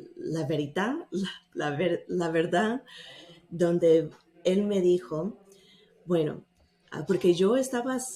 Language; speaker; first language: Spanish; non-native, fluent; English